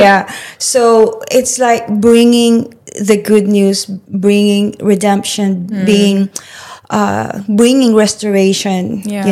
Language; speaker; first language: English; non-native, local second language; Filipino